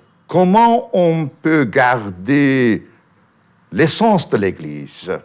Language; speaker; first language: French; non-native, fluent; Armenian